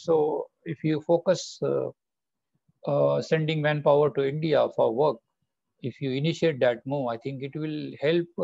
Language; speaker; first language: English; non-native, local second language; Bangla